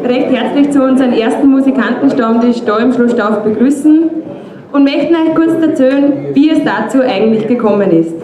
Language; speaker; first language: German; native; German